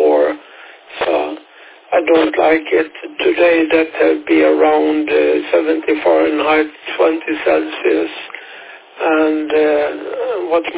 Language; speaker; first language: English; non-native, fluent; Swedish